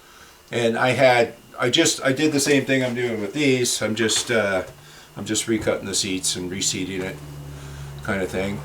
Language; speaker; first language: English; native; English